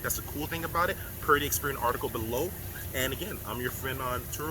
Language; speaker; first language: English; native; English